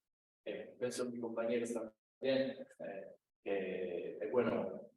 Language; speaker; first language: Spanish; non-native, learner; Italian